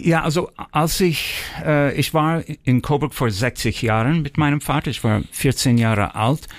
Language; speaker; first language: German; early bilingual, heritage; German